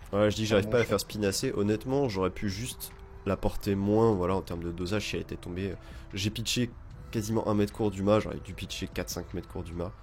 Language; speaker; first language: French; native; French